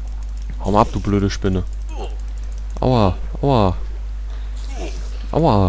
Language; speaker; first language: German; native; German